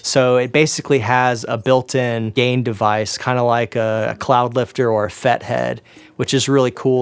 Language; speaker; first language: English; native; English